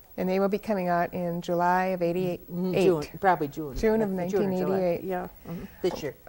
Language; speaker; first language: English; native; English